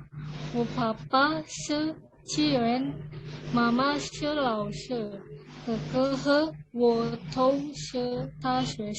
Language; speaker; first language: Chinese; non-native, learner; Indonesian